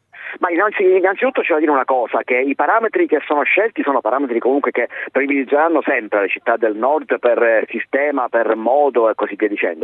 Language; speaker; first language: Italian; native; Italian